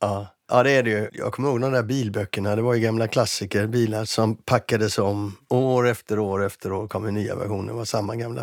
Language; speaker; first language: Swedish; native; Swedish